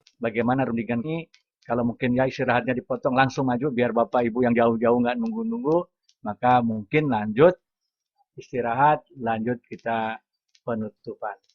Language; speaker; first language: Indonesian; non-native, local second language; Sundanese